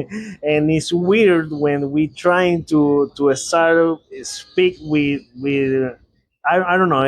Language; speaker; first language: English; non-native, learner; Spanish